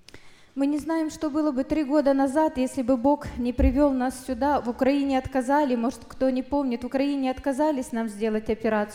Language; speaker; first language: Russian; native; Russian